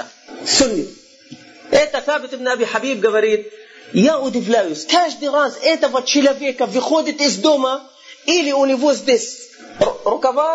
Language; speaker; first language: Russian; non-native, fluent; Arabic